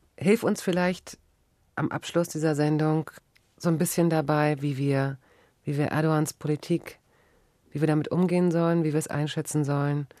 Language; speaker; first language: German; native; German